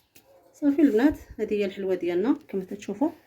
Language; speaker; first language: Arabic; native; Arabic